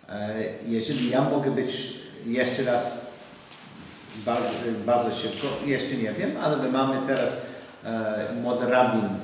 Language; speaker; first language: Polish; non-native, learner; English